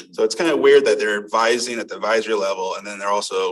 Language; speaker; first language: English; native; English